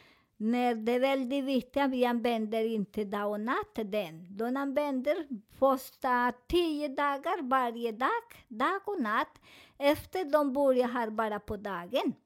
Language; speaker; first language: Swedish; non-native, learner; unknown